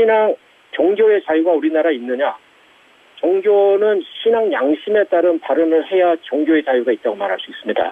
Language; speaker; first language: Korean; native; Korean